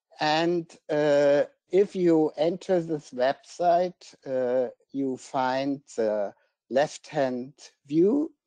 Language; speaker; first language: English; non-native, fluent; German